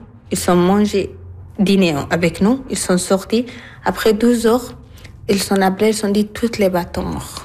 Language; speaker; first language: French; non-native, learner; Arabic